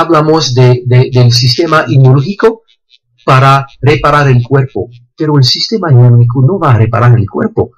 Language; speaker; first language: Spanish; non-native, fluent; French